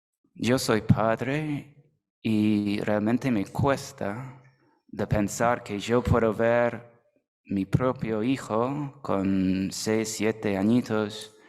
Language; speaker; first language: Spanish; non-native, fluent; English